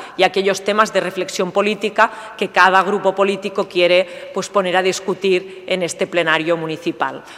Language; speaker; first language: Spanish; non-native, local second language; Catalan